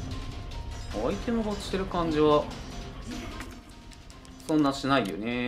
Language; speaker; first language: Japanese; native; Japanese